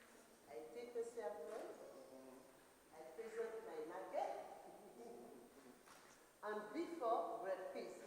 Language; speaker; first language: English; non-native, learner; French